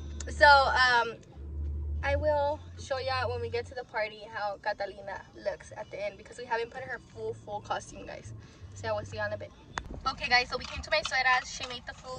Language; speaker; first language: English; early bilingual, other home language; Spanish